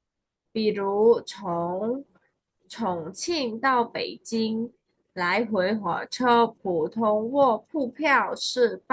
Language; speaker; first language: Chinese; non-native, fluent; Khmer